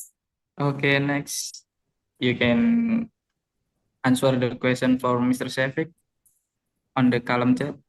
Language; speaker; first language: English; non-native, learner; Indonesian